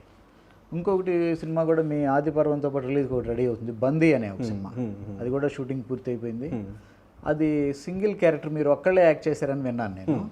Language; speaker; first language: Telugu; native; Telugu